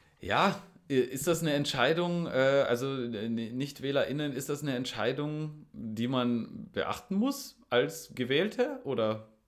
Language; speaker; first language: German; native; German